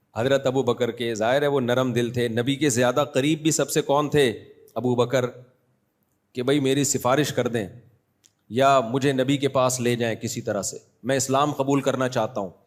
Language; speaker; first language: Urdu; native; Urdu